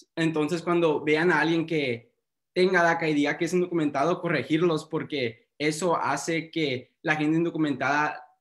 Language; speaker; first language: Spanish; early bilingual, heritage; Spanish